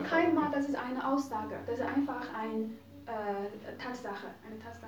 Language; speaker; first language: German; non-native, fluent; Chinese